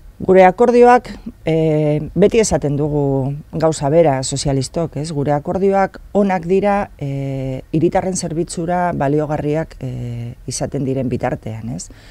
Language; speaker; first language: Basque; non-native, local second language; Spanish